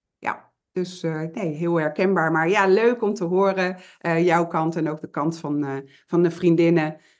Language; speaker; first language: Dutch; native; Dutch